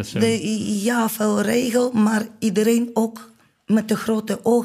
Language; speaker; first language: Dutch; non-native, learner; Ukrainian